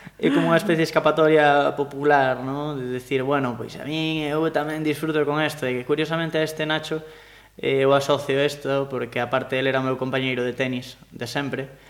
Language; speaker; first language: Galician; native; Galician